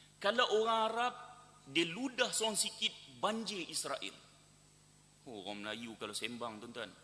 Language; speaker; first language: Malay; native; Malay